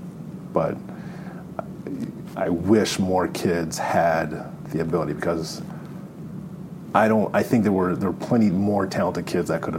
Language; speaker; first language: English; native; English